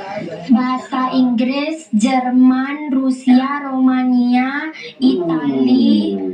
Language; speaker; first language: Indonesian; non-native, local second language; Balinese